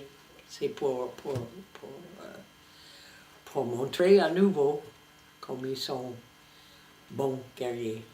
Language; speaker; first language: French; non-native, fluent; English